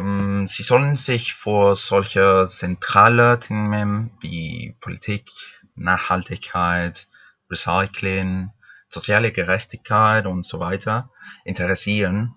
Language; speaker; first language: German; non-native, fluent; Spanish